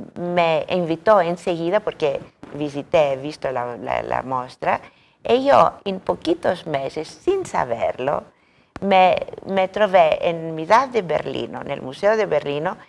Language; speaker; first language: Spanish; non-native, fluent; Greek